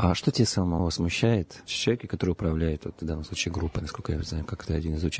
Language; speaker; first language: Russian; native; Russian